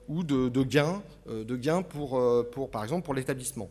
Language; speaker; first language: French; native; French